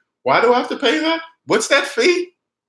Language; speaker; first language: English; native; English